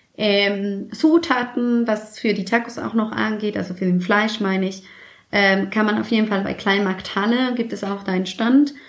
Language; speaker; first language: German; non-native, fluent; Spanish